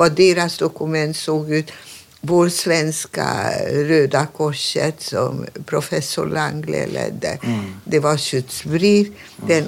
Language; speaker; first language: Swedish; non-native, fluent; Hungarian